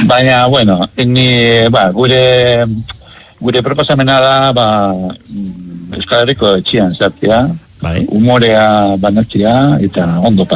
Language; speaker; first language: Basque; non-native, local second language; Spanish